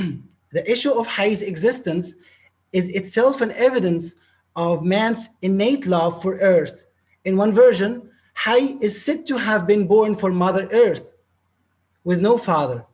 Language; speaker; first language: English; non-native, local second language; Arabic